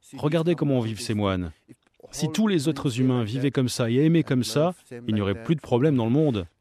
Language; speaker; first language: French; non-native, fluent; Chinese